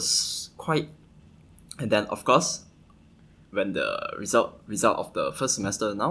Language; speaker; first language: English; non-native, local second language; Chinese